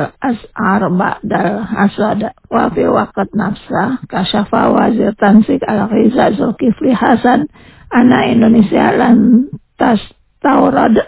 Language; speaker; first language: Arabic; non-native, learner; Indonesian